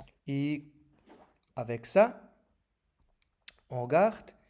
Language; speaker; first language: French; non-native, learner; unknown